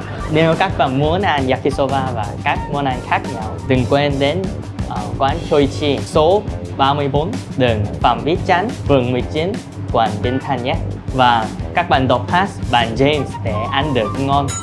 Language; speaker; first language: Vietnamese; non-native, fluent; Korean